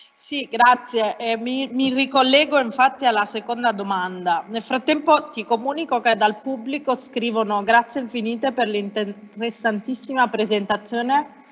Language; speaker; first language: Italian; native; Italian